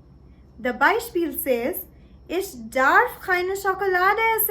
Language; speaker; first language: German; non-native, learner; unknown